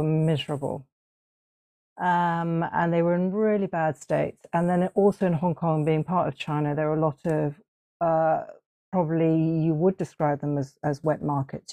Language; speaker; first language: English; native; English